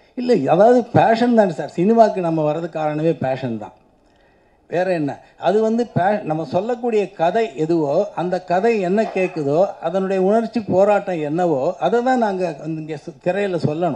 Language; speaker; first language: Tamil; native; Tamil